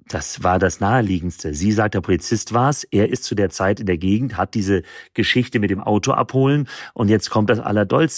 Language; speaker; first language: German; native; German